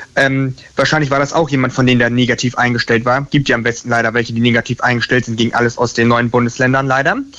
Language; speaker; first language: German; native; German